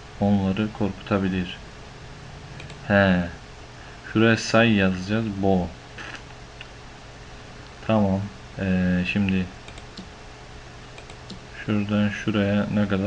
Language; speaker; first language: Turkish; native; Turkish